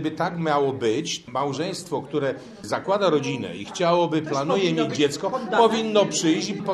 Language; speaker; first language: Polish; native; Polish